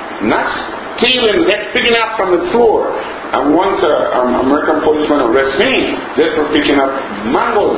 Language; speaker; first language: English; native; English